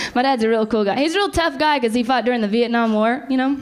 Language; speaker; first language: English; native; English